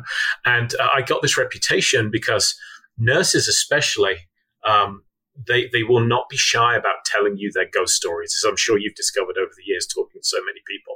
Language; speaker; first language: English; native; English